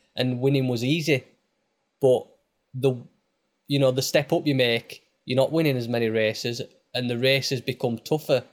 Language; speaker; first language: English; native; English